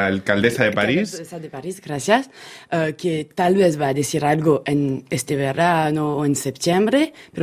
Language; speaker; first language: Spanish; non-native, fluent; French